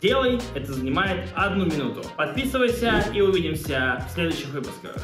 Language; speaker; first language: Russian; native; Russian